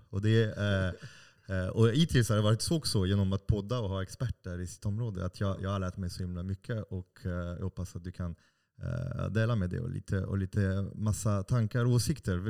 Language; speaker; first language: Swedish; non-native, fluent; French